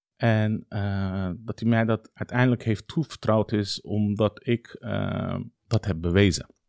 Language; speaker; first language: Dutch; early bilingual, other home language; Turkish